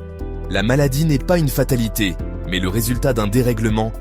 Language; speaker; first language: French; native; French